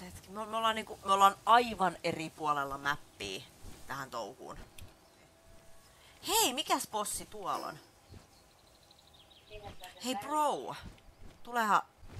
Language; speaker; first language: Finnish; native; Finnish